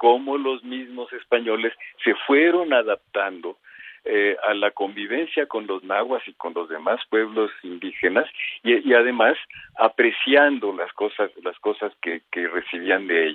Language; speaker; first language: Spanish; native; Spanish